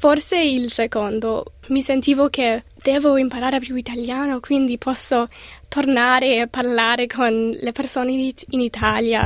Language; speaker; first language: Italian; non-native, learner; English